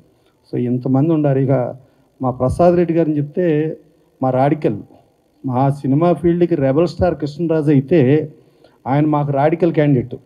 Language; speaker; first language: Telugu; native; Telugu